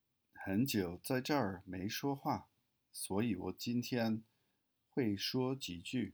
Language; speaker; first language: Chinese; non-native, fluent; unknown